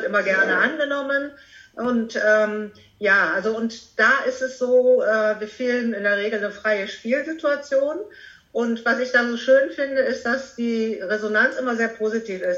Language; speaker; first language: German; native; German